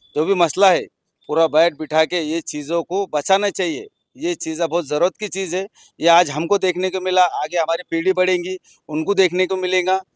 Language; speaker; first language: Hindi; non-native, local second language; Urdu